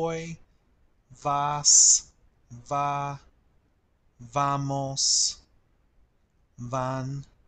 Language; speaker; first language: Spanish; non-native, learner; English